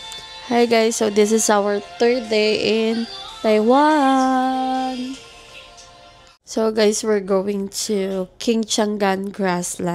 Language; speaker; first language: English; non-native, fluent; Filipino